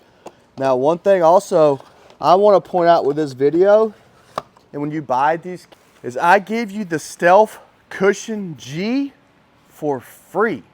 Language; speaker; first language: English; native; English